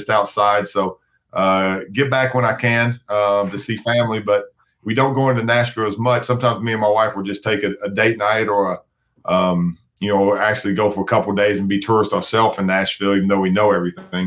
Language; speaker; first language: English; native; English